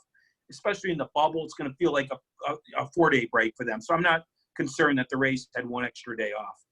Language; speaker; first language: English; native; English